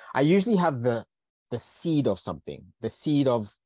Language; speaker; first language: English; native; English